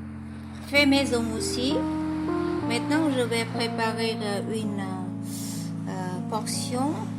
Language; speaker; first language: French; non-native, learner; Vietnamese